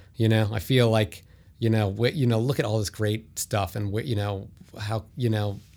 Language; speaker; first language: English; native; English